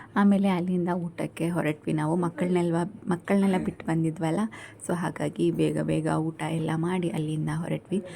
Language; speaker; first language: Kannada; native; Kannada